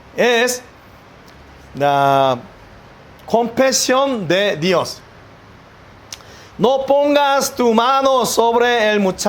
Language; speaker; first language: Spanish; non-native, learner; Korean